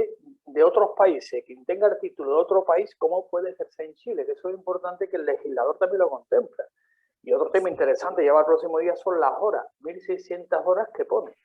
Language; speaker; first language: Spanish; native; Spanish